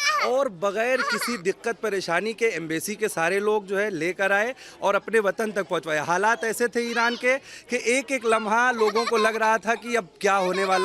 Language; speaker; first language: Hindi; native; Hindi